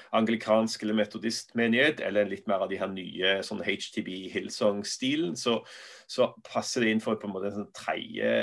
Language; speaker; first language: Norwegian; native; Norwegian